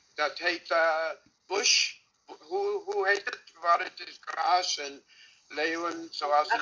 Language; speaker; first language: Dutch; non-native, learner; English